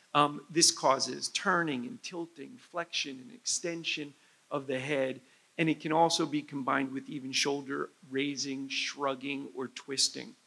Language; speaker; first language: English; native; English